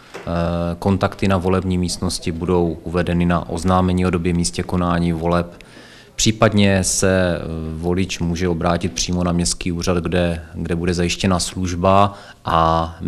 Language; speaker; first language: Czech; native; Czech